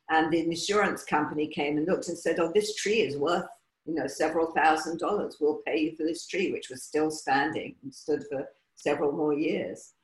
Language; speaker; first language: English; native; English